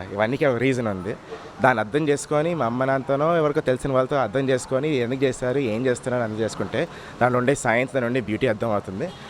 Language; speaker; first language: Telugu; early bilingual, heritage; Telugu